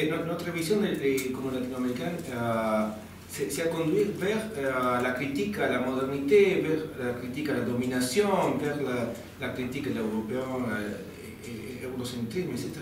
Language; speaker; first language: French; non-native, learner; Spanish